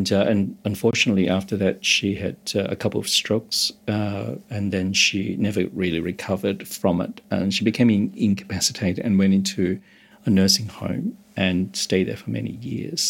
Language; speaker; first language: English; non-native, local second language; Cantonese